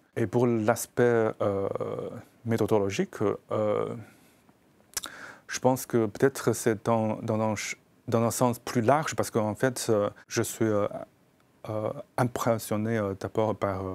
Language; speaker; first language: French; non-native, fluent; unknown